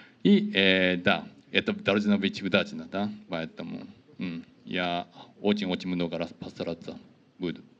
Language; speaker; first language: Russian; non-native, learner; Japanese